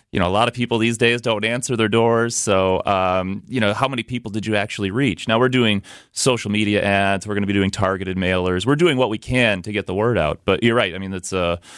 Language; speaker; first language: English; native; English